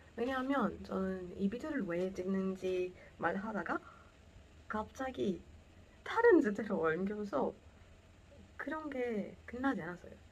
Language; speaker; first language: Korean; non-native, learner; Portuguese